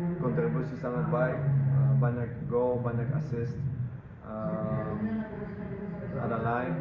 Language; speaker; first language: Indonesian; non-native, fluent; Dutch